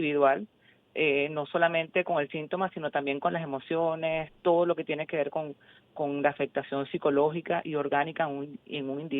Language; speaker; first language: Spanish; native; Spanish